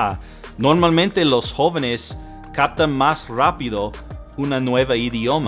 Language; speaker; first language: Spanish; non-native, fluent; English